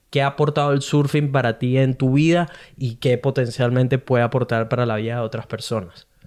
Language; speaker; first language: Spanish; native; Spanish